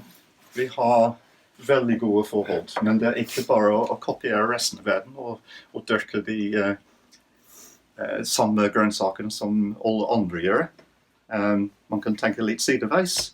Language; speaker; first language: Norwegian; non-native, fluent; English